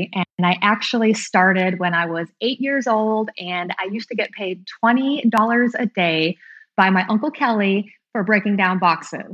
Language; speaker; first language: English; native; English